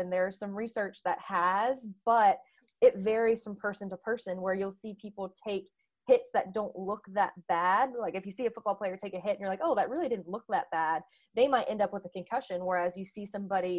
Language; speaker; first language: English; native; English